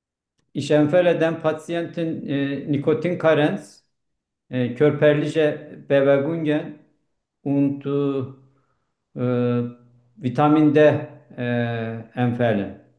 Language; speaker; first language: German; non-native, learner; Turkish